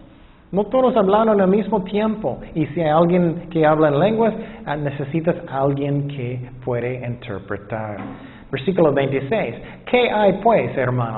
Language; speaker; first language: Spanish; non-native, fluent; English